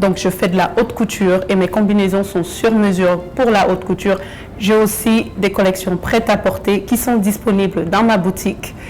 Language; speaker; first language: French; early bilingual, other home language; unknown